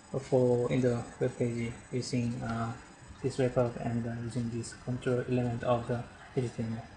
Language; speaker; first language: English; non-native, learner; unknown